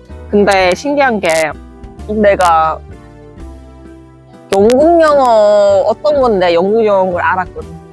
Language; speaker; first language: Korean; non-native, fluent; English